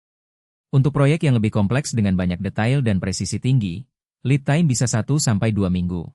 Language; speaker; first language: Indonesian; native; Indonesian